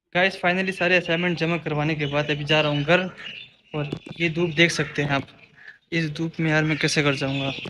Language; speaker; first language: Urdu; non-native, local second language; Pashto